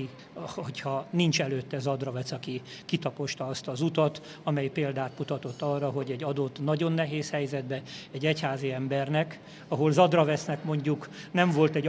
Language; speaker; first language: Hungarian; native; Hungarian